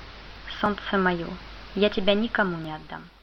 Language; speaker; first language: Russian; native; Russian